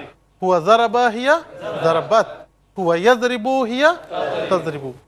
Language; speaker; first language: Arabic; non-native, fluent; Urdu